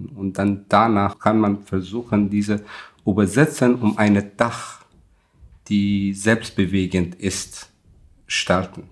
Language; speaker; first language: German; non-native, fluent; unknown